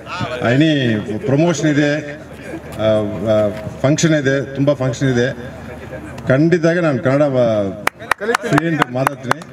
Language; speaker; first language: Kannada; non-native, learner; Tamil